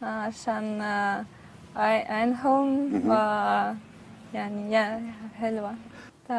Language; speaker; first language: Arabic; non-native, learner; Russian